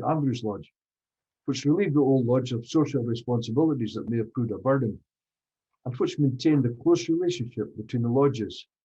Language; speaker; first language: English; native; English